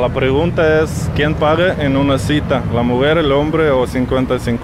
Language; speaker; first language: Spanish; non-native, fluent; Russian